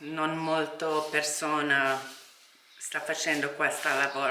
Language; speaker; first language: Italian; non-native, learner; English